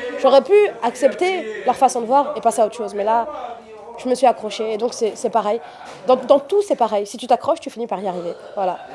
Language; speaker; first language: French; native; French